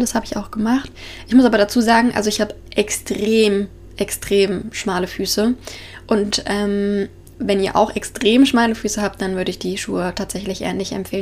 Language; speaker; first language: German; native; German